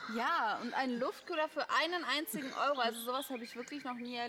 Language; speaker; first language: German; native; German